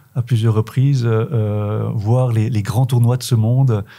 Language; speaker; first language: French; native; French